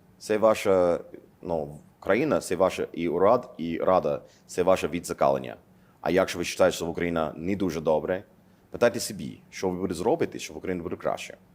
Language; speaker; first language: Ukrainian; non-native, learner; English